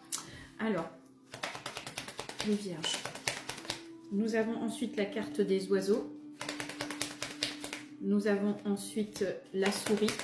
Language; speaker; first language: French; native; French